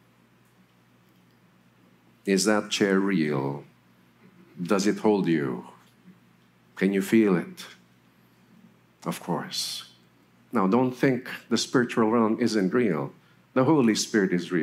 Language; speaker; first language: English; non-native, local second language; Filipino